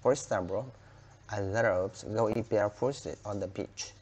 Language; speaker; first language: English; non-native, learner; Vietnamese